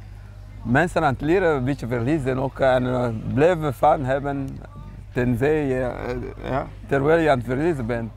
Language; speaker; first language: Dutch; non-native, fluent; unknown